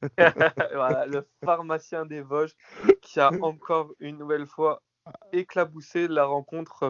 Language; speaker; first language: French; native; French